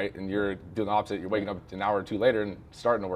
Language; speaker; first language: English; native; English